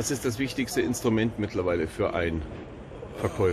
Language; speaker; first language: German; native; German